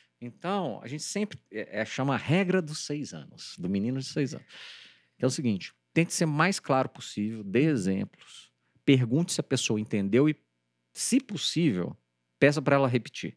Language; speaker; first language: Portuguese; native; Portuguese